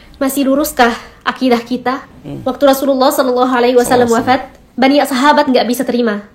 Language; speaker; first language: Indonesian; non-native, fluent; Arabic